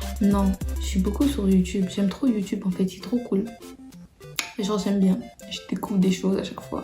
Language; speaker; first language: French; early bilingual, other home language; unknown